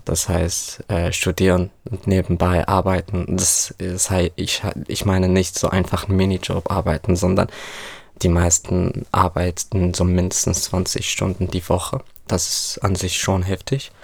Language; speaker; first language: German; non-native, fluent; Arabic